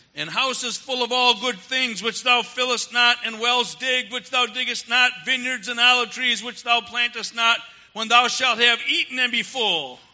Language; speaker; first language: English; native; English